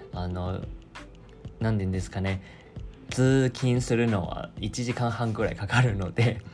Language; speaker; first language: Japanese; non-native, fluent; Chinese